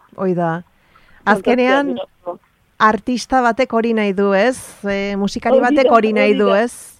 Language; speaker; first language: Basque; native; Basque